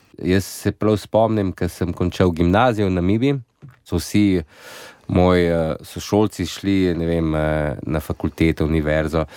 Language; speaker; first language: Slovenian; non-native, fluent; Portuguese